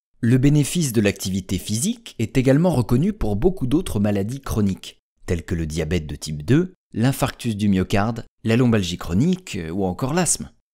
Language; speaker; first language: French; native; French